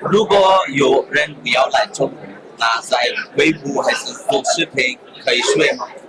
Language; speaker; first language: Chinese; non-native, learner; Hindi